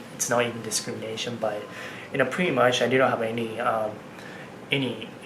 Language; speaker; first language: English; non-native, fluent; Japanese